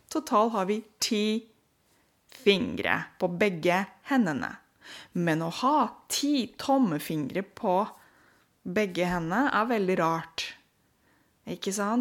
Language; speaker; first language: Norwegian; non-native, fluent; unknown